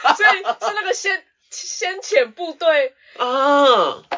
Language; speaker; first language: Chinese; native; Chinese